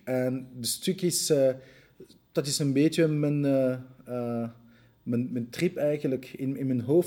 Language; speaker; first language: Dutch; non-native, local second language; French